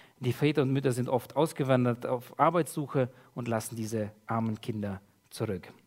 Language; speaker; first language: German; early bilingual, other home language; Russian